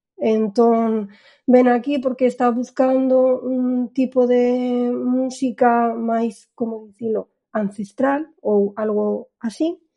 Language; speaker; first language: Galician; non-native, fluent; Spanish